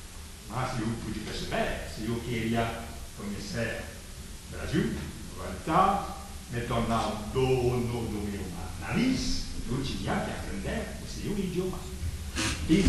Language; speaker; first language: Portuguese; non-native, fluent; French